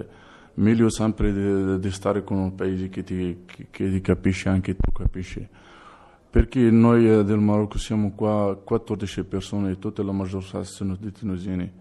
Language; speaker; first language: Italian; non-native, learner; Arabic